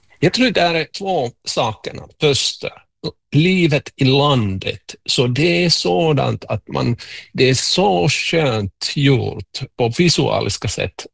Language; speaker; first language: Swedish; non-native, local second language; Finnish